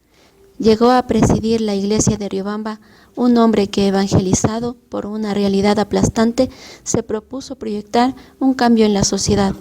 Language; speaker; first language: Spanish; native; Spanish